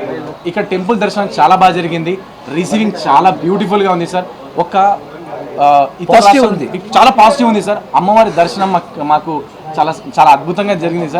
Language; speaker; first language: Telugu; native; Telugu